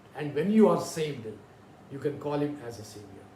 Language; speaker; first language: English; non-native, local second language; Telugu